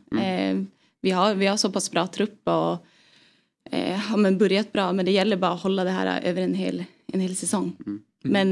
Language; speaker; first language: Swedish; native; Swedish